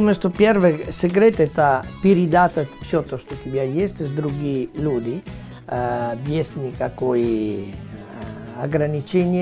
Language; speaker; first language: Russian; non-native, learner; Italian